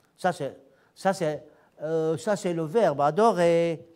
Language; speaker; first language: French; non-native, fluent; Arabic